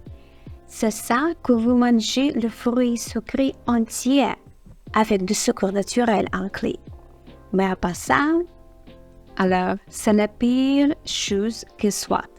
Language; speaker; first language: French; non-native, fluent; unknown